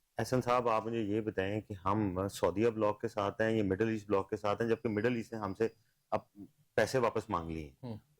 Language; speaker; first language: Urdu; non-native, local second language; Punjabi